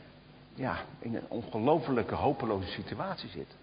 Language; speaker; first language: Dutch; native; Dutch